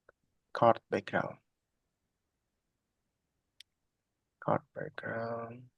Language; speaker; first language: English; non-native, learner; Indonesian